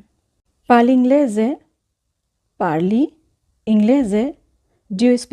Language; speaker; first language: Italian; non-native, fluent; Bangla